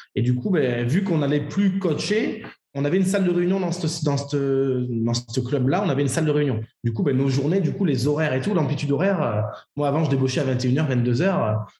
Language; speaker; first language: French; native; French